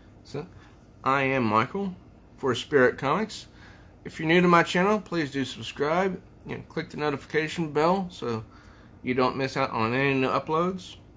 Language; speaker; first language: English; native; English